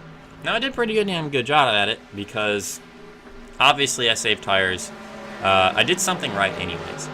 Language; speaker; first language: English; native; English